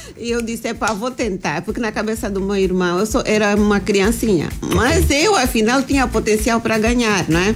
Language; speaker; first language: Portuguese; native; Portuguese